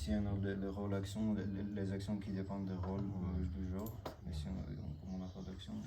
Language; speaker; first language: French; non-native, learner; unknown